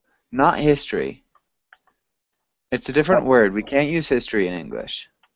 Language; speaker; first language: English; native; English